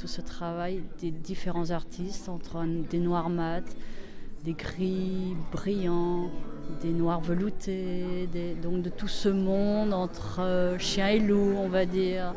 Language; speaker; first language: French; native; French